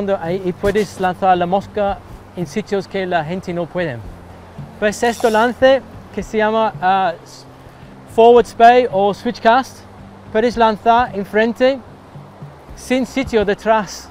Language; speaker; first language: Spanish; non-native, learner; English